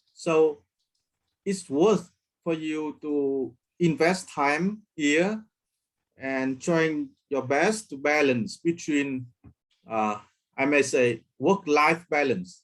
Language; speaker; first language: English; non-native, learner; Vietnamese